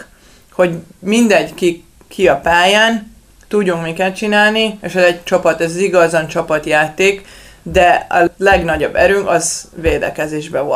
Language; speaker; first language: Hungarian; non-native, learner; Serbian